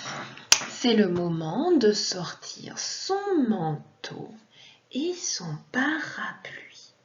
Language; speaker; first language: French; non-native, fluent; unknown